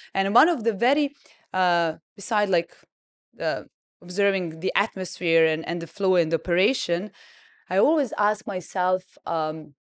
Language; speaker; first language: English; non-native, fluent; Serbian